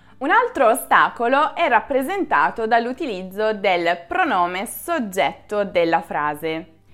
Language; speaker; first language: Italian; native; Italian